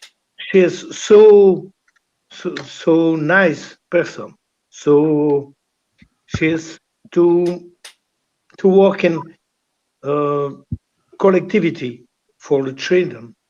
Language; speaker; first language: English; non-native, learner; French